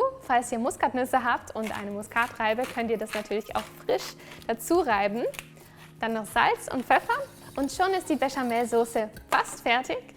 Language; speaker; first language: German; native; German